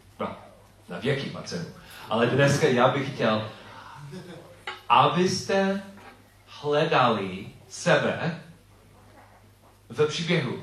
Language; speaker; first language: Czech; non-native, fluent; English